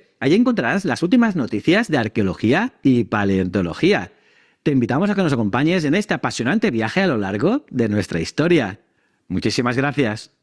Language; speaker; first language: Spanish; native; Spanish